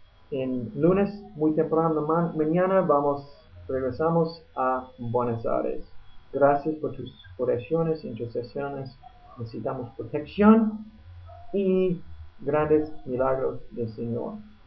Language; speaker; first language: Spanish; non-native, learner; English